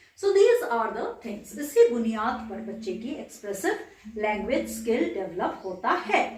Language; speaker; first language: Hindi; non-native, local second language; Bangla